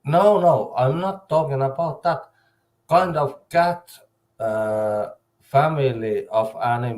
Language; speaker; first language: English; non-native, learner; Finnish